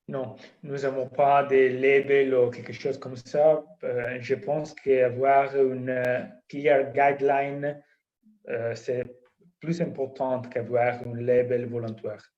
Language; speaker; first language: French; non-native, fluent; Italian